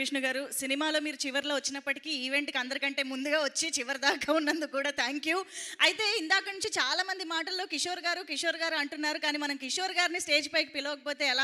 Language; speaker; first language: Telugu; native; Telugu